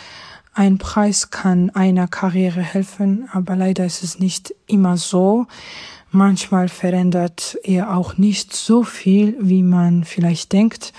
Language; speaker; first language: German; non-native, fluent; Georgian